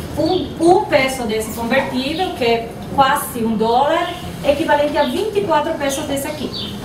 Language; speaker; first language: Portuguese; non-native, fluent; Spanish